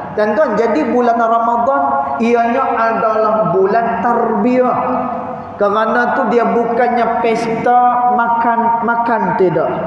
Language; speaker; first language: Malay; native; Malay